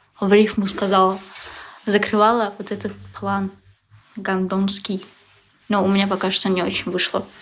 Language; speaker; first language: Russian; non-native, local second language; Uzbek